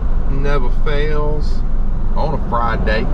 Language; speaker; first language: English; native; English